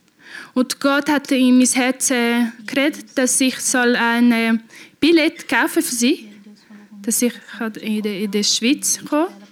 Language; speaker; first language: German; non-native, learner; Portuguese